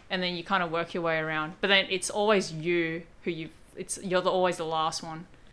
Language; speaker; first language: English; early bilingual, other home language; Cantonese